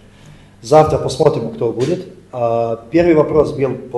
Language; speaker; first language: Russian; non-native, fluent; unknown